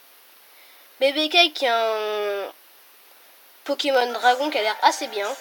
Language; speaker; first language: French; native; French